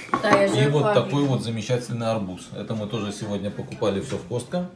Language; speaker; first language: Russian; native; Russian